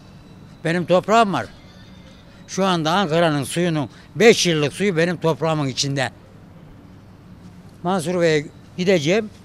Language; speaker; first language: Turkish; native; Turkish